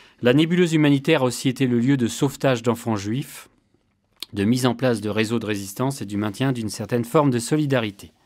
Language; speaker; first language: French; native; French